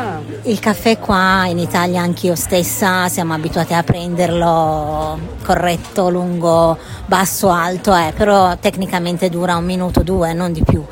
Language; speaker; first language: Italian; early bilingual, other home language; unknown